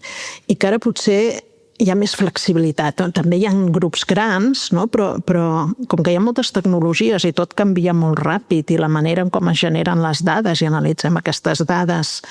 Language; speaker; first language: Catalan; native; Catalan